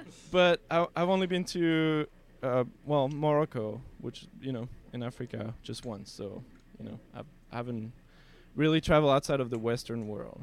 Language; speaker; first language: English; non-native, fluent; French